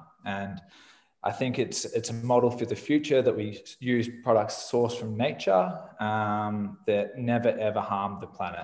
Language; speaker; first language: English; native; English